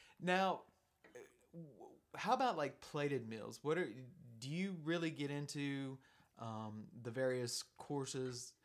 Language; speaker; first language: English; native; English